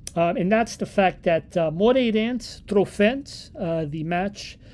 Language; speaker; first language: English; native; English